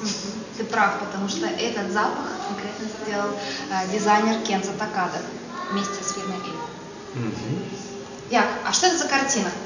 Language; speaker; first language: Russian; native; Russian